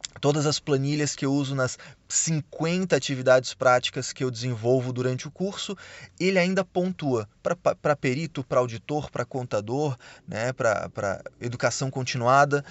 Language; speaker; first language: Portuguese; native; Portuguese